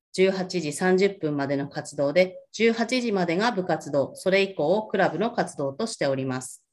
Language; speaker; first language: Japanese; native; Japanese